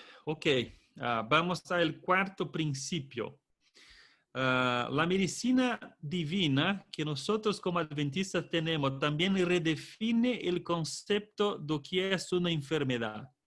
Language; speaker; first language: Spanish; non-native, fluent; Portuguese